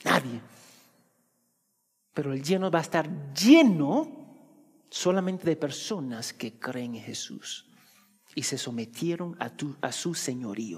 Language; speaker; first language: Spanish; early bilingual, heritage; Spanish